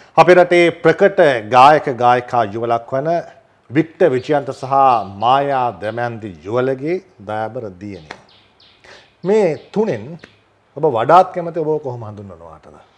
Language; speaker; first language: Sinhala; native; Sinhala